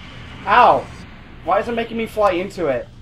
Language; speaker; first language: English; native; English